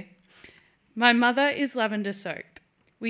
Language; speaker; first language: English; native; English